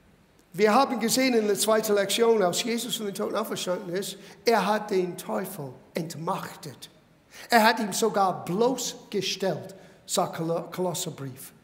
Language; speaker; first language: German; non-native, fluent; English